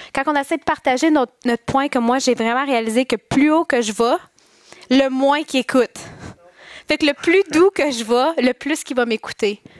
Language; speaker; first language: French; native; French